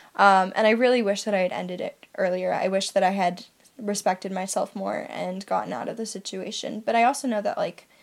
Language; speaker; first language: English; native; English